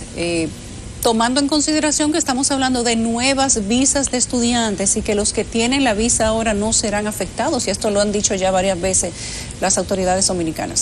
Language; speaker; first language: Spanish; native; Spanish